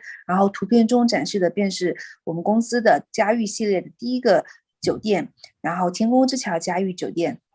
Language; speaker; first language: Chinese; native; Chinese